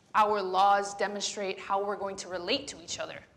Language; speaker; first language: English; native; English